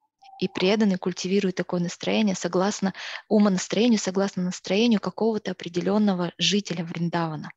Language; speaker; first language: Russian; native; Russian